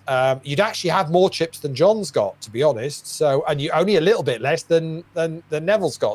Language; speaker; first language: English; native; English